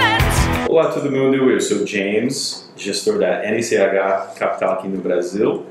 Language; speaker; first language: Portuguese; non-native, fluent; English